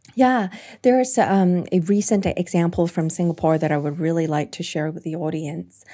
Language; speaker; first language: English; non-native, local second language; Cantonese